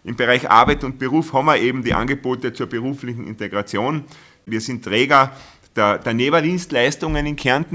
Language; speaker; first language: German; native; German